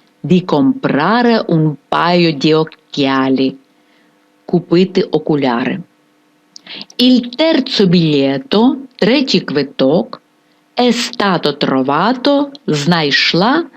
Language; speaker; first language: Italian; non-native, fluent; Ukrainian